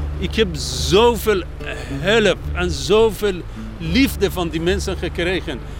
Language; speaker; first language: Dutch; non-native, fluent; Persian